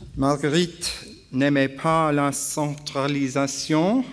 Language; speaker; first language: French; non-native, learner; English